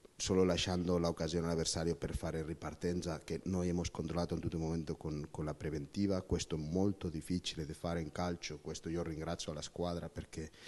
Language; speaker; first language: Italian; non-native, fluent; Spanish